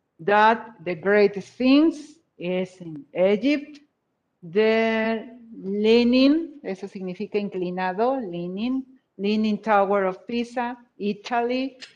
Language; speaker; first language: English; non-native, fluent; Spanish